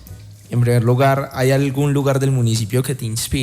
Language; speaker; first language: Spanish; native; Spanish